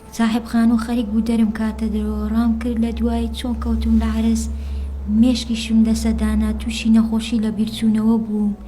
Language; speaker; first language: Central Kurdish; native; Central Kurdish